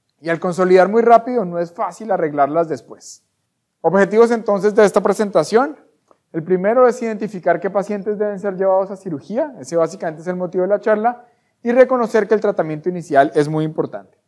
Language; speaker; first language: Spanish; native; Spanish